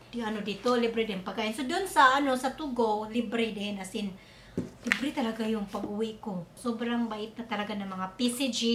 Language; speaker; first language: Filipino; non-native, local second language; Cebuano